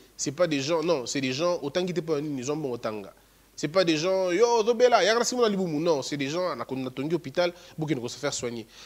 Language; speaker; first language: French; non-native, local second language; Lingala